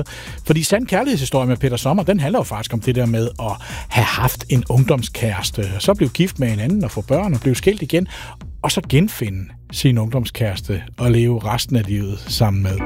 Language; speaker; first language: Danish; native; Danish